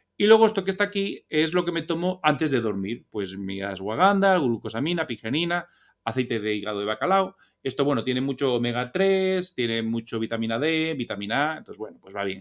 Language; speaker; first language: Spanish; native; Spanish